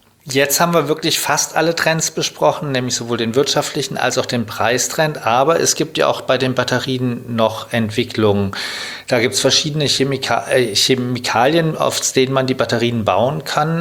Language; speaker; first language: German; native; German